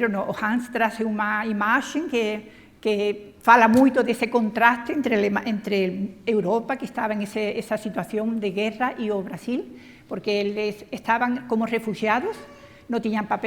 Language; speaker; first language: Portuguese; non-native, fluent; Spanish